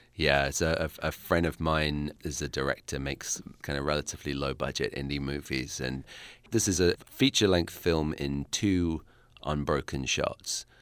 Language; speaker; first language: English; native; English